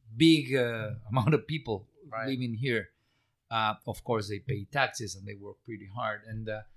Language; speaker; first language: English; non-native, fluent; Spanish